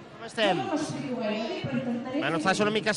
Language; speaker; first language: Catalan; native; Catalan